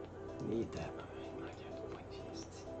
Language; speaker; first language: French; native; French